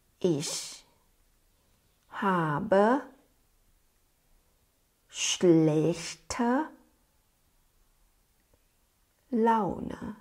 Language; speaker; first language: German; non-native, fluent; Thai